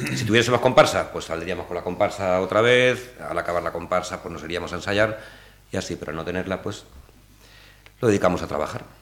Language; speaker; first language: Spanish; native; Spanish